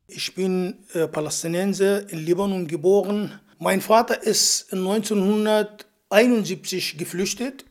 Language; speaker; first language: German; early bilingual, other home language; Arabic